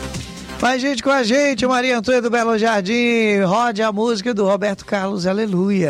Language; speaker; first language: Portuguese; native; Portuguese